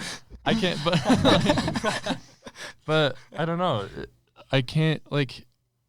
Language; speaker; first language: English; native; English